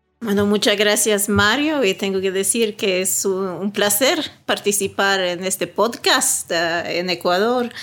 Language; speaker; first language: Spanish; early bilingual, heritage; Swedish